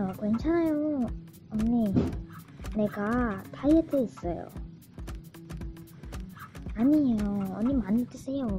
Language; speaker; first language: Korean; non-native, learner; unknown